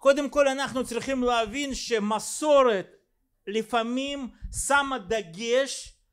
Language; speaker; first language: Hebrew; non-native, fluent; Russian